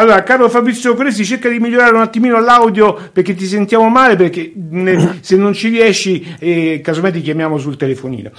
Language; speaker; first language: Italian; native; Italian